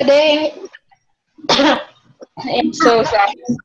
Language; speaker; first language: English; non-native, learner; Vietnamese